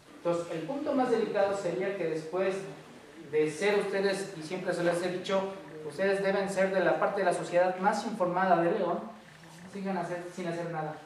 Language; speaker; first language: Spanish; native; Spanish